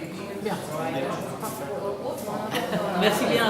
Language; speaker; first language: French; non-native, learner; Italian